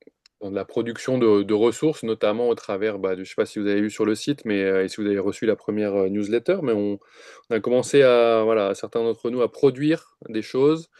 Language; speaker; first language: French; native; French